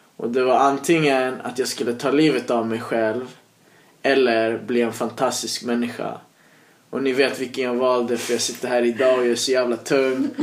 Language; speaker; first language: Swedish; early bilingual, other home language; Persian